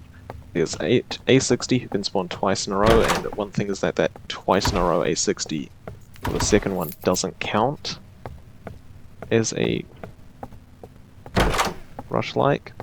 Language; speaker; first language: English; native; English